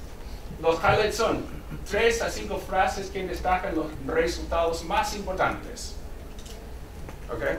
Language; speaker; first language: Spanish; non-native, fluent; English